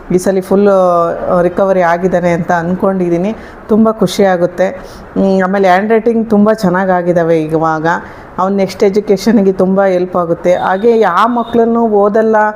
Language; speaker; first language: Kannada; native; Kannada